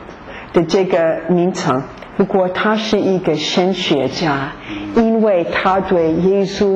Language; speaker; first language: Chinese; non-native, fluent; English